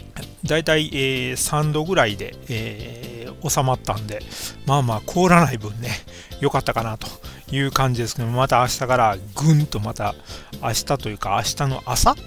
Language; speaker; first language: Japanese; native; Japanese